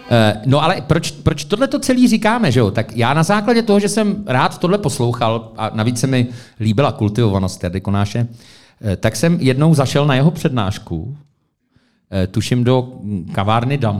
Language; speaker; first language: Czech; native; Czech